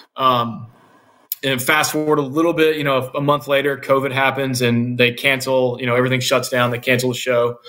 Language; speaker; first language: English; native; English